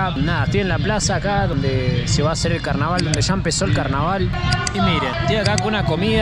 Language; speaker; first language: Spanish; native; Spanish